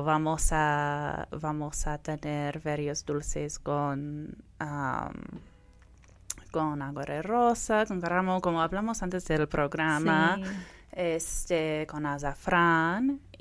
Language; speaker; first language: Spanish; non-native, fluent; English